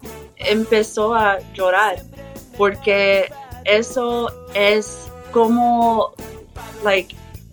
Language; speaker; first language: Spanish; early bilingual, heritage; English